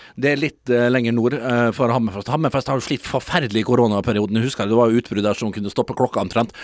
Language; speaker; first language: Norwegian; native; Norwegian